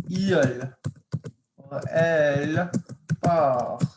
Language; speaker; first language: French; non-native, fluent; English